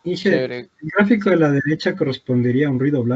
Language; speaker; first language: Spanish; native; Spanish